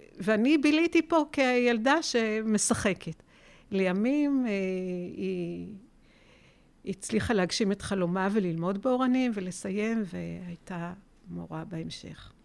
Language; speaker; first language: Hebrew; native; Hebrew